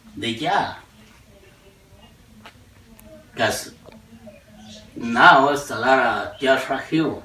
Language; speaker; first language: English; non-native, learner; Spanish